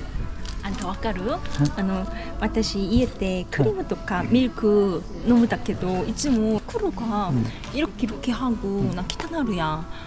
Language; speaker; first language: Japanese; non-native, learner; Korean